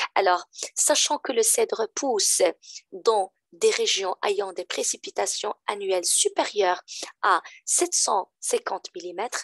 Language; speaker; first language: French; non-native, local second language; Arabic